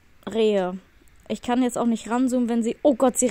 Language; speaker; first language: German; native; German